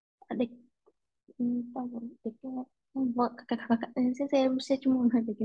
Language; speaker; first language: Japanese; non-native, learner; Vietnamese